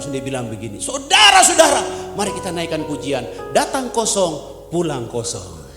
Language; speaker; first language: Indonesian; native; Indonesian